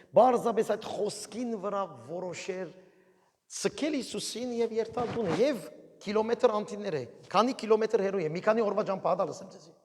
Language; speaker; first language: Armenian; early bilingual, heritage; Armenian